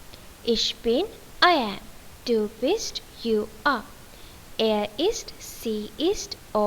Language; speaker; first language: German; non-native, learner; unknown